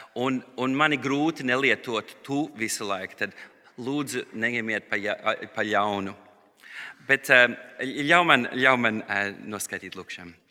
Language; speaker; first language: Latvian; early bilingual, heritage; Latvian